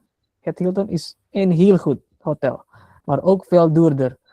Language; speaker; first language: Dutch; non-native, learner; Indonesian